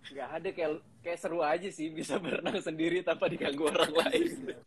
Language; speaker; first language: Indonesian; native; Indonesian